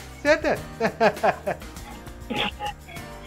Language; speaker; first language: Spanish; non-native, learner; Portuguese